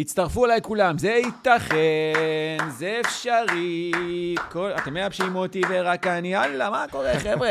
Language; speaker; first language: Hebrew; native; Hebrew